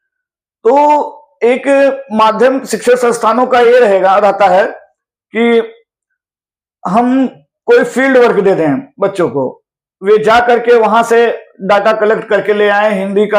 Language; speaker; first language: Hindi; native; Hindi